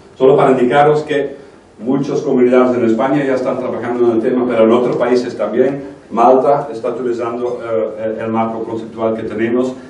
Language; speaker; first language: Spanish; non-native, fluent; Dutch